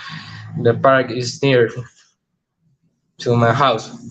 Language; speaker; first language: English; non-native, learner; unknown